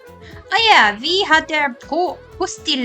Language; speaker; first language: German; non-native, fluent; English